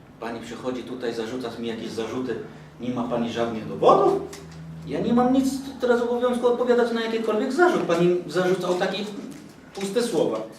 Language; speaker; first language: Polish; non-native, fluent; Arabic